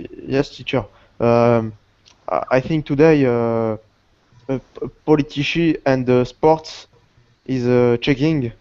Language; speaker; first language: English; non-native, learner; Portuguese